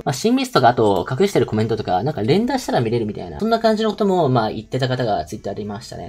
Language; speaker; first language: Japanese; native; Japanese